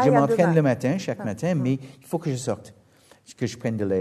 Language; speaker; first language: French; non-native, fluent; English